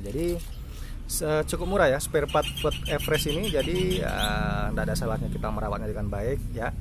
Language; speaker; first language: Indonesian; native; Indonesian